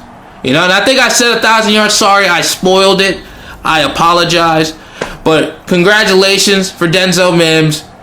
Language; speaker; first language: English; native; English